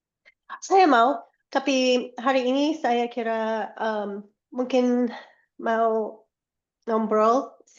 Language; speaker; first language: Indonesian; non-native, learner; English